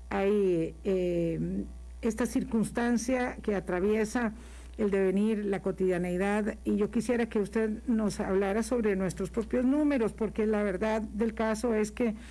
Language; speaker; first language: Spanish; native; Spanish